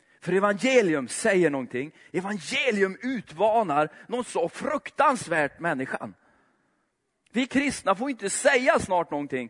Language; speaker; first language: Swedish; native; Swedish